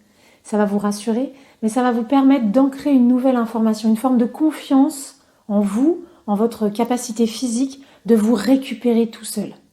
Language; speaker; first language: French; native; French